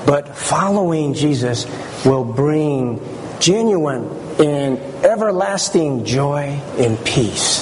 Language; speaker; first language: English; early bilingual, other home language; Chinese